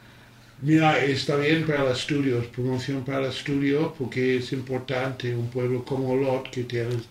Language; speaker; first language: Spanish; non-native, learner; English